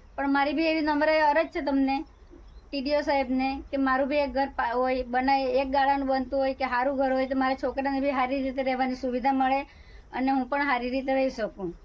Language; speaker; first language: Gujarati; native; Gujarati